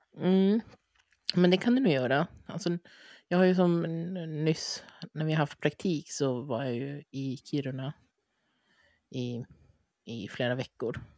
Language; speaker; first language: Swedish; native; Swedish